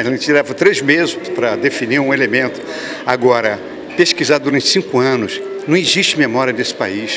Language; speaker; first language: Portuguese; native; Portuguese